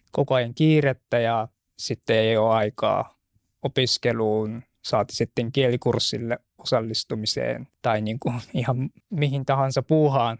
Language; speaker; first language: Finnish; non-native, fluent; Japanese